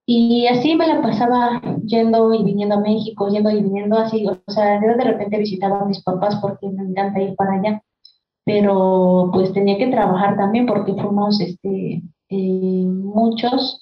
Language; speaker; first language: Spanish; non-native, local second language; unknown